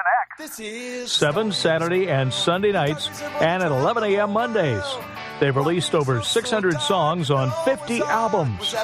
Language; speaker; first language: English; native; English